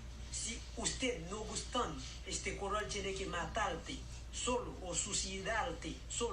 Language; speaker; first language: Spanish; non-native, learner; Haitian Creole